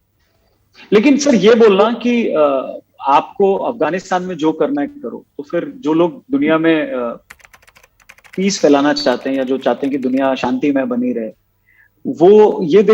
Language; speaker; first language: Hindi; native; Hindi